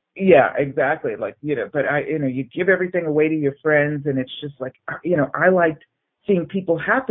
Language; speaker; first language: English; native; English